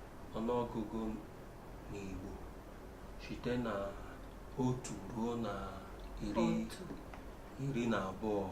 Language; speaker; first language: Igbo; native; Igbo